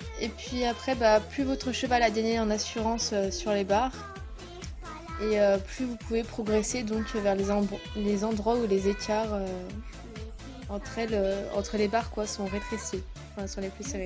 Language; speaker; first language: French; native; French